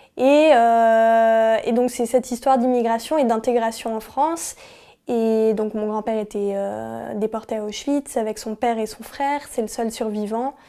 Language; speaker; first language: French; native; French